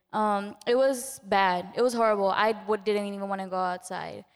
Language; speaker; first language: English; early bilingual, other home language; Spanish